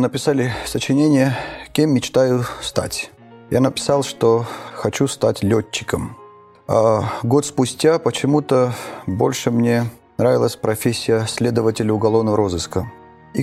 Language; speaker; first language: Russian; non-native, local second language; Armenian